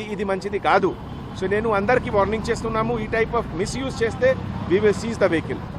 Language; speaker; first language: Telugu; non-native, fluent; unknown